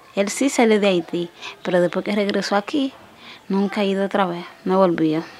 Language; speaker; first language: Spanish; native; Spanish